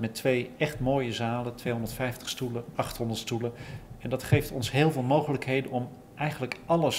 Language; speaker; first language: Dutch; native; Dutch